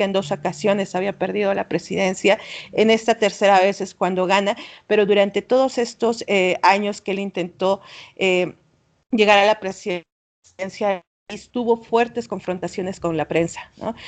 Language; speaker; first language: Spanish; native; Spanish